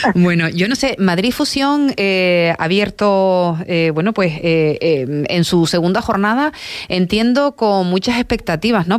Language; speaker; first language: Spanish; native; Spanish